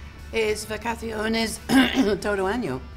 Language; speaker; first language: Spanish; non-native, learner; English